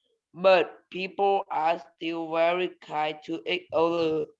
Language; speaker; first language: English; non-native, learner; Vietnamese